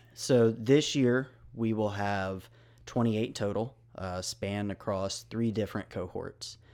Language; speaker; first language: English; native; English